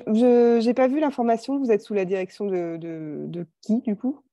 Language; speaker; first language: French; native; French